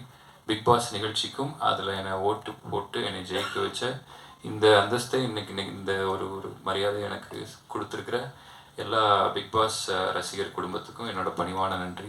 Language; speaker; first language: Tamil; native; Tamil